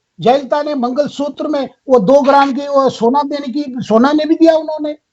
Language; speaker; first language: Hindi; non-native, local second language; Tamil